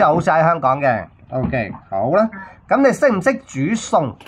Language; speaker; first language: Cantonese; native; Cantonese